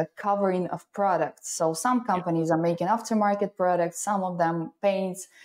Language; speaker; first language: English; non-native, fluent; Ukrainian